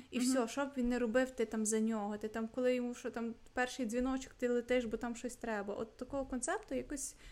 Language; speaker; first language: Ukrainian; non-native, local second language; Russian